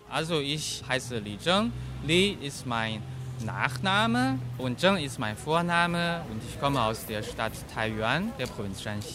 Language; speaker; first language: German; non-native, fluent; Chinese